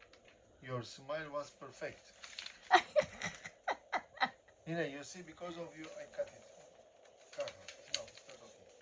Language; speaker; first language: English; non-native, learner; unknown